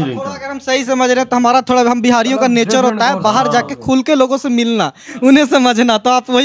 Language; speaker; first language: Hindi; native; Hindi